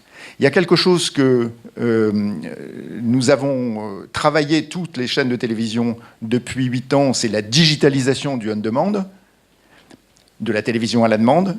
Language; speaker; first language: French; native; French